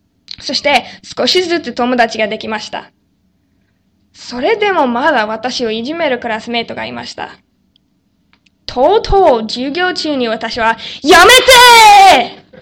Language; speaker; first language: Japanese; non-native, learner; English